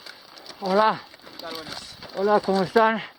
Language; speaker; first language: Spanish; non-native, learner; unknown